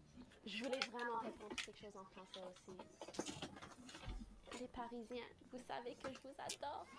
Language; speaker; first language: French; non-native, fluent; English